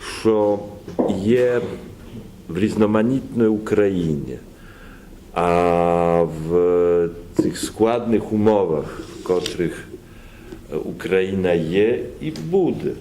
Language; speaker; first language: Ukrainian; non-native, learner; Polish